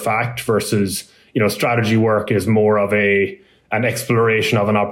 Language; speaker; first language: English; native; English